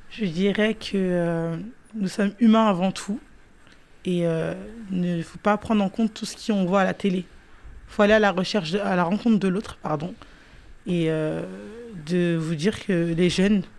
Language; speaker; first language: French; native; French